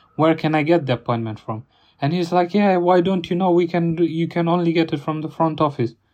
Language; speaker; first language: English; non-native, fluent; Italian